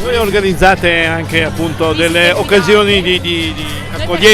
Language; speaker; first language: Italian; native; Italian